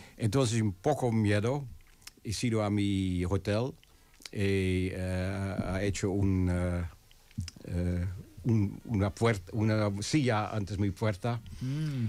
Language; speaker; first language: Spanish; non-native, learner; Dutch